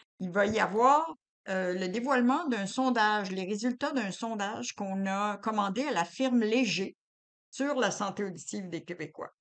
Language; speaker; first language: French; native; French